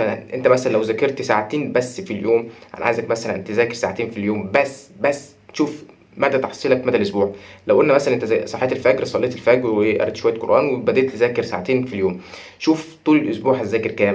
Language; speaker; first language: Arabic; native; Arabic